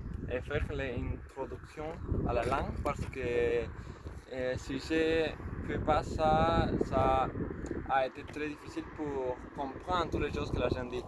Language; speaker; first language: French; non-native, learner; Spanish